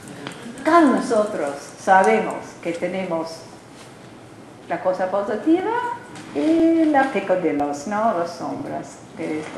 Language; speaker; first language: Spanish; non-native, learner; English